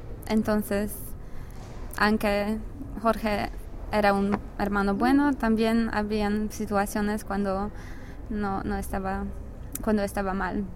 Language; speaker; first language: Spanish; non-native, learner; English